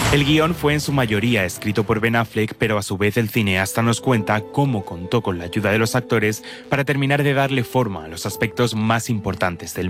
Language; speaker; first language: Spanish; native; Spanish